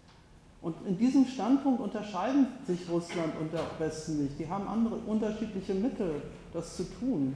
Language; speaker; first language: German; native; German